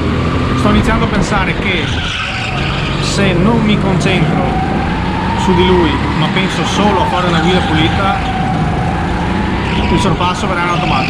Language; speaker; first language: Italian; native; Italian